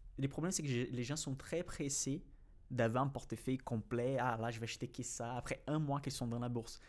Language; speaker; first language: French; non-native, fluent; Portuguese